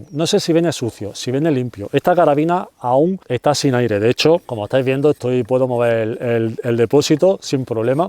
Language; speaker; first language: Spanish; native; Spanish